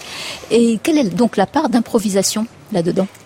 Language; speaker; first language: French; native; French